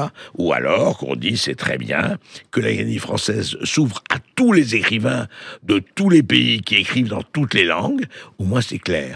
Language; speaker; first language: French; native; French